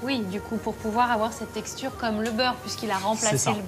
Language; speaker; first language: French; native; French